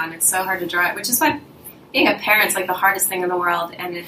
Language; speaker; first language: English; early bilingual, other home language; Russian